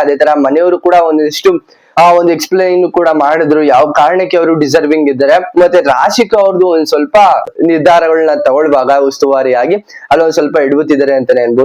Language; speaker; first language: Kannada; native; Kannada